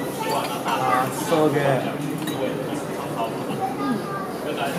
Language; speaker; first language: English; non-native, learner; Japanese